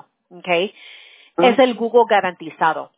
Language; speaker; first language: Spanish; early bilingual, other home language; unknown